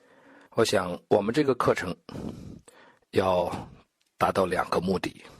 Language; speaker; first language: Chinese; native; Chinese